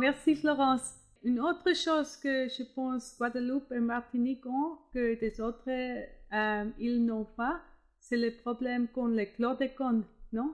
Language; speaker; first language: French; non-native, fluent; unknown